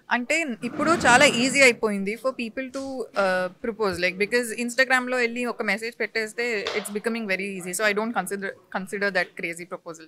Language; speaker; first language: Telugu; non-native, local second language; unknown